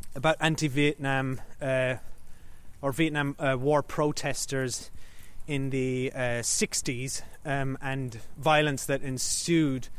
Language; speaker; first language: English; native; English